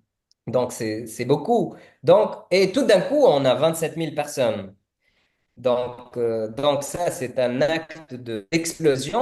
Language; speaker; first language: French; non-native, fluent; Arabic